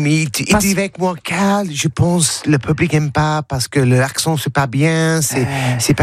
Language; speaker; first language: French; non-native, learner; English